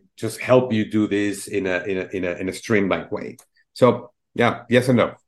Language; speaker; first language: English; non-native, fluent; Spanish